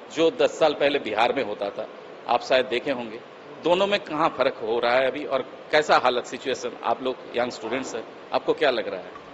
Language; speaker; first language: Hindi; non-native, local second language; Bangla